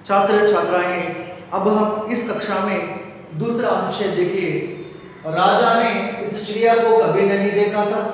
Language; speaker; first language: Hindi; non-native, local second language; Telugu